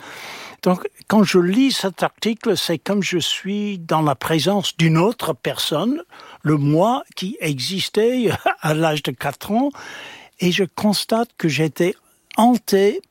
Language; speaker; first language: French; non-native, fluent; English